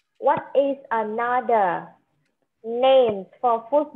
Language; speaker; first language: English; non-native, fluent; Vietnamese